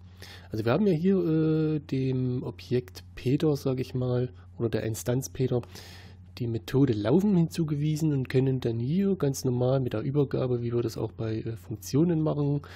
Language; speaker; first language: German; native; German